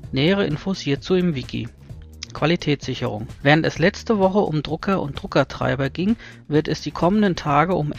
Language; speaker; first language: German; native; German